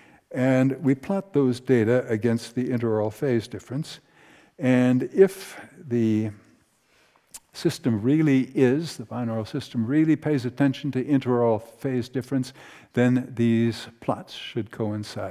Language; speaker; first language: English; native; English